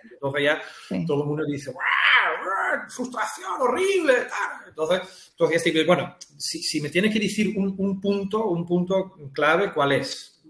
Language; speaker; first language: Spanish; non-native, fluent; Dutch